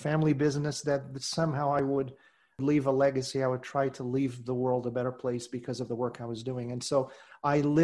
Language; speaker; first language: English; non-native, fluent; Portuguese